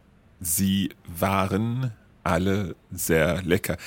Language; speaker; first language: German; non-native, learner; English